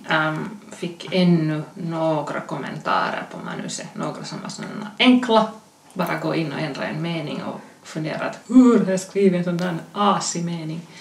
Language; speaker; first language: Swedish; native; Swedish